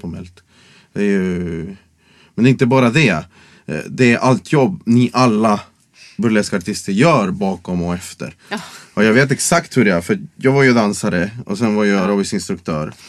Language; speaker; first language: Swedish; non-native, fluent; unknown